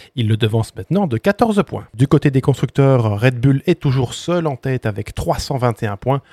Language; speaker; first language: French; native; French